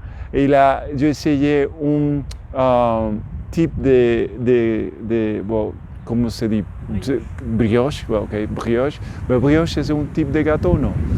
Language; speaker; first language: French; non-native, learner; Spanish